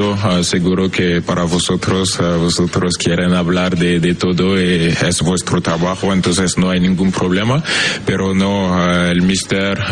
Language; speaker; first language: Spanish; non-native, fluent; French